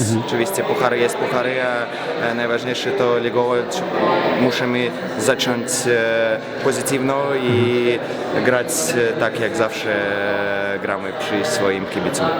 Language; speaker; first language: Polish; non-native, learner; Belarusian